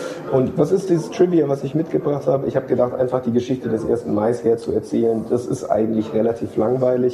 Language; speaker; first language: German; native; German